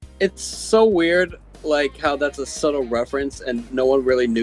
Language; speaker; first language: English; native; English